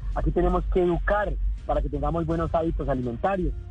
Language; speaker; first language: Spanish; native; Spanish